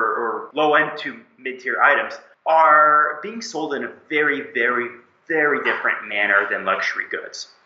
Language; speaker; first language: English; native; English